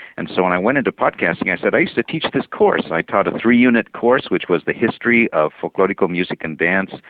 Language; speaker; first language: English; non-native, fluent; Spanish